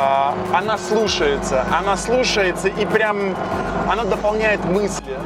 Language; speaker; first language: Russian; native; Russian